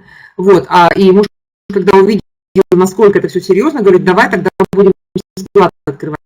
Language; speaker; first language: Russian; native; Russian